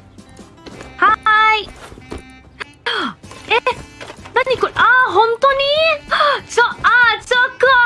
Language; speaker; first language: Japanese; non-native, learner; English